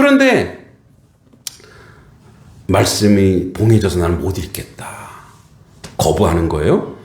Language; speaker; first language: Korean; native; Korean